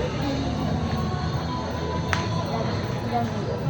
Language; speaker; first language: Japanese; early bilingual, other home language; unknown